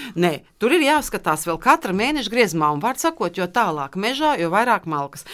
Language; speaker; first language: Latvian; native; Latvian